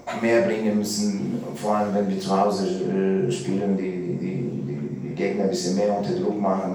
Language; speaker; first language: German; non-native, learner; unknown